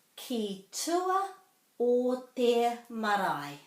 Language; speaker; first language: Māori; non-native, fluent; English